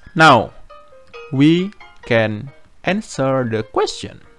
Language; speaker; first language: English; non-native, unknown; Indonesian